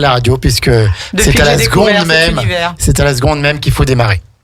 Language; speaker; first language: French; native; French